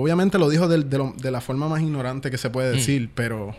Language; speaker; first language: Spanish; native; Spanish